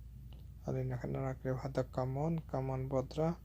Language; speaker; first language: Arabic; non-native, learner; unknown